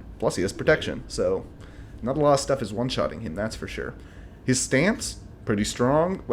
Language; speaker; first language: English; native; English